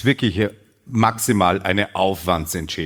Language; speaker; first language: German; native; German